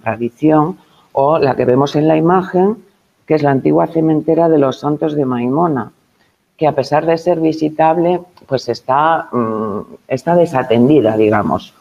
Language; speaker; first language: Spanish; native; Spanish